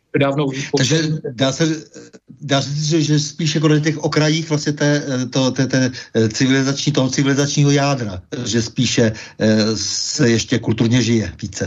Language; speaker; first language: Czech; native; Czech